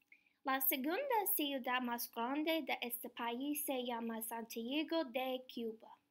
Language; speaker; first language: Spanish; non-native, learner; English